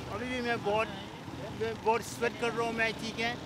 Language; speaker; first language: Hindi; non-native, learner; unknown